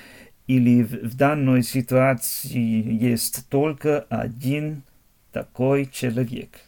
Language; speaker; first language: Russian; non-native, fluent; German